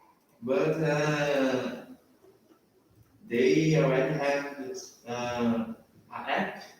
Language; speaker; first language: English; non-native, learner; Portuguese